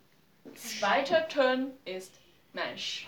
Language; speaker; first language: German; non-native, learner; Chinese